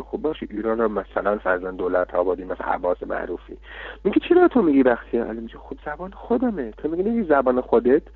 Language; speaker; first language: Persian; non-native, local second language; Kurdish